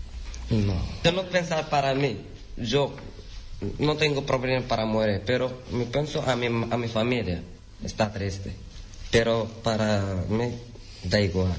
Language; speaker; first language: Spanish; non-native, learner; Arabic